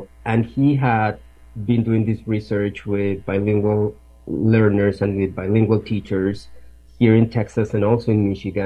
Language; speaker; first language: English; non-native, fluent; Spanish